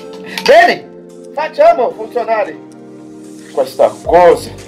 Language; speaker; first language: Italian; non-native, learner; Portuguese